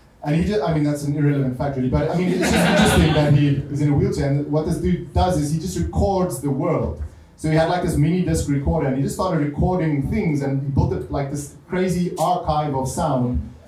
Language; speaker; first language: English; non-native, local second language; Afrikaans